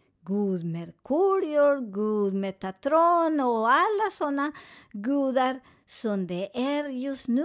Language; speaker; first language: Swedish; non-native, fluent; Spanish